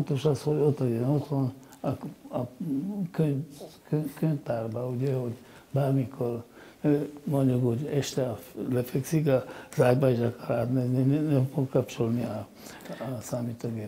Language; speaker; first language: Hungarian; non-native, fluent; Slovak